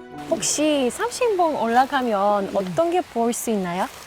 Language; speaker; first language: Korean; non-native, fluent; Bulgarian